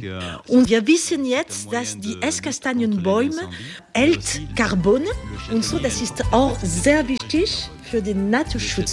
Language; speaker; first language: German; non-native, learner; French